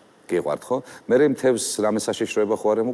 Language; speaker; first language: Georgian; native; Georgian